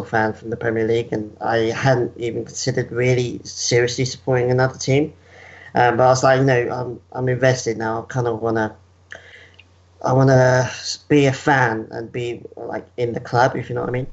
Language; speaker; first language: English; native; English